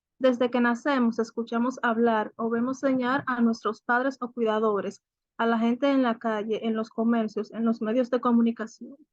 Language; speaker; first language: Spanish; native; Spanish